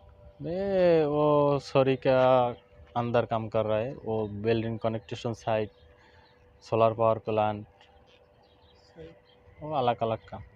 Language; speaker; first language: Hindi; non-native, learner; Bangla